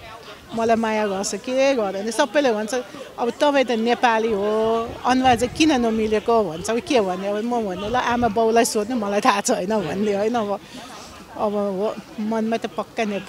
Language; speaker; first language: Nepali; early bilingual, other home language; German